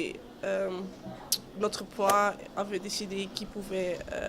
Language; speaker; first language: French; non-native, local second language; Dutch